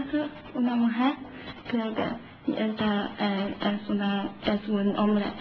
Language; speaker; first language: Spanish; non-native, learner; Chinese